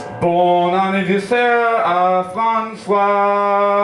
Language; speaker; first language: French; non-native, learner; English